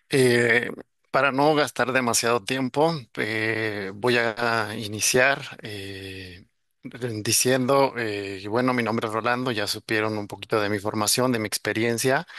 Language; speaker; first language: Spanish; native; Spanish